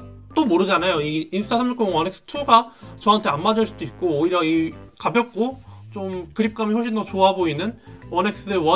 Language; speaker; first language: Korean; native; Korean